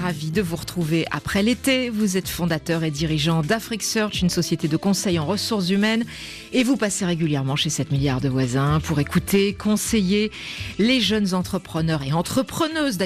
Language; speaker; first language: French; native; French